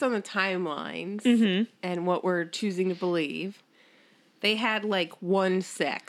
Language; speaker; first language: English; native; English